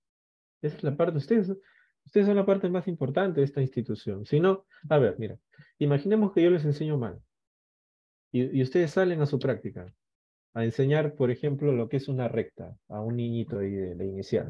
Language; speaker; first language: Spanish; native; Spanish